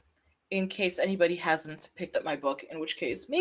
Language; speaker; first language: English; native; English